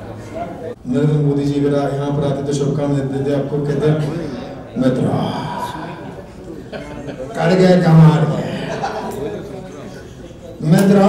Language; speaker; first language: Hindi; native; Hindi